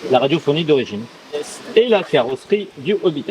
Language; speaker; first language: French; native; French